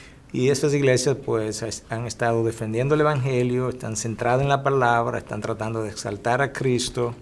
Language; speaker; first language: Spanish; native; Spanish